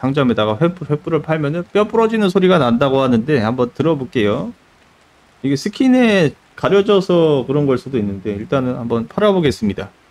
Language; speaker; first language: Korean; native; Korean